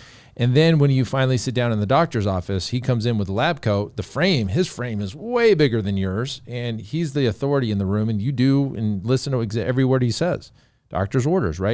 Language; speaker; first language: English; native; English